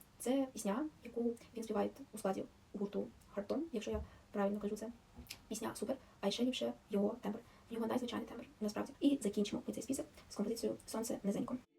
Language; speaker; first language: Ukrainian; non-native, local second language; Russian